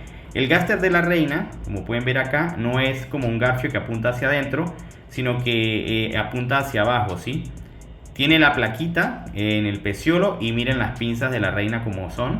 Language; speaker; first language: Spanish; native; Spanish